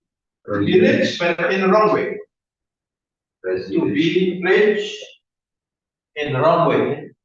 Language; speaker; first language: English; non-native, fluent; Indonesian